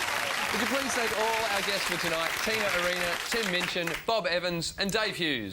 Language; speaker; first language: English; native; English